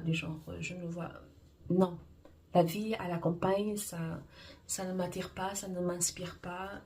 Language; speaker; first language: French; non-native, fluent; Portuguese